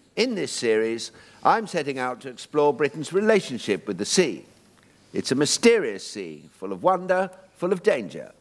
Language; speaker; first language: English; native; English